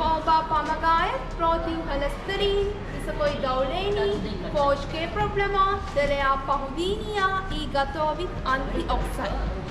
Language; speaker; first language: Russian; non-native, learner; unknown